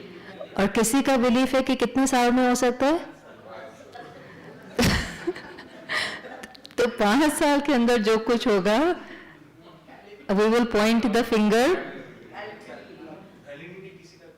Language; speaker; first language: Hindi; native; Hindi